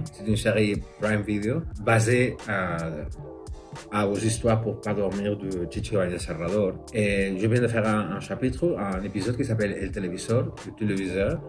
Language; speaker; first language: French; non-native, fluent; Spanish